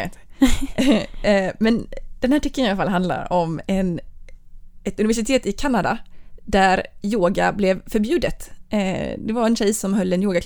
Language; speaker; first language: Swedish; native; Swedish